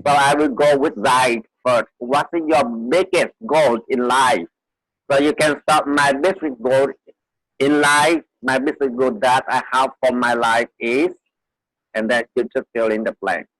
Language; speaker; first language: English; non-native, fluent; Vietnamese